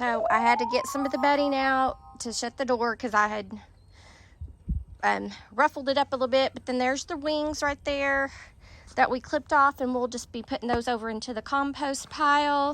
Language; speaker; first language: English; native; English